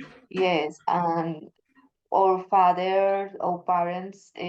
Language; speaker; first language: English; non-native, learner; Spanish